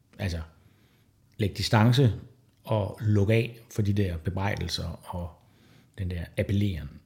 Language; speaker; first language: Danish; native; Danish